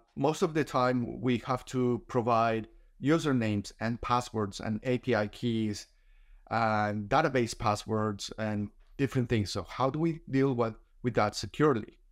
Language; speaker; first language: English; non-native, fluent; Spanish